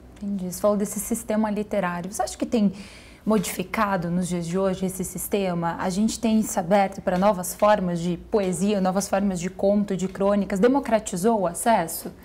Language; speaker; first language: Portuguese; native; Portuguese